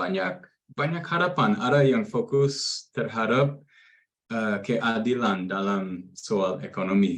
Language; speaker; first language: Indonesian; non-native, fluent; English